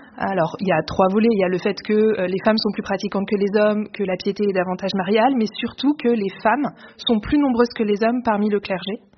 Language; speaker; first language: French; native; French